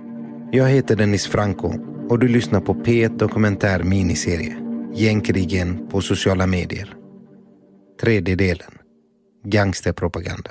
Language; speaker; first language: Swedish; native; Swedish